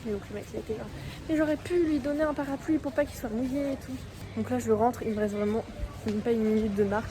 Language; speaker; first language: French; native; French